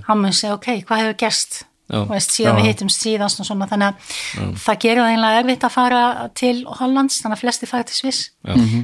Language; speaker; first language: Icelandic; non-native, fluent; Dutch